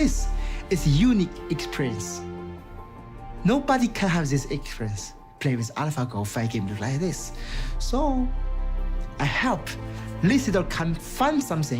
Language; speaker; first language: English; non-native, learner; Chinese